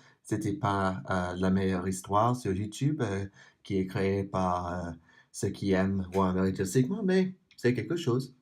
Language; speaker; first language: French; non-native, learner; English